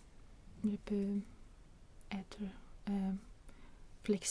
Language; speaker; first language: French; non-native, learner; Swedish